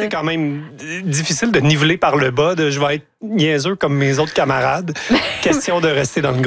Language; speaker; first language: French; native; French